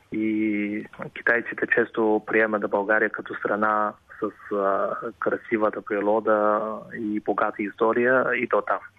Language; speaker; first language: Bulgarian; non-native, fluent; Chinese